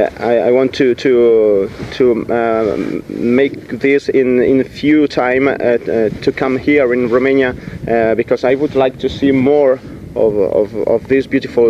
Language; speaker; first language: English; non-native, learner; Italian